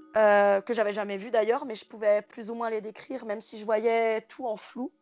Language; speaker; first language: French; native; French